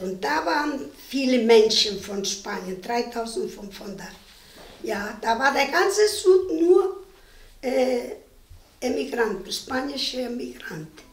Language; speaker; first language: German; non-native, fluent; Spanish